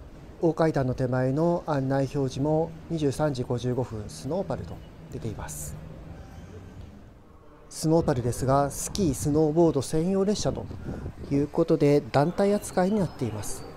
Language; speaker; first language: Japanese; native; Japanese